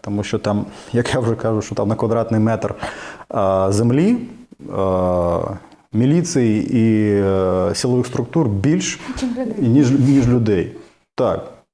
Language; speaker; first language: Ukrainian; non-native, fluent; Russian